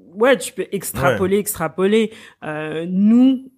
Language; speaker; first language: French; native; French